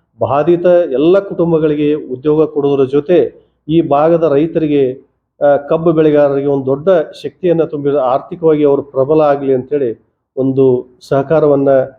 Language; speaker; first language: Kannada; native; Kannada